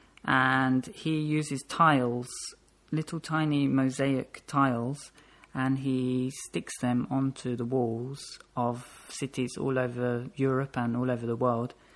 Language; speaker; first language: English; native; English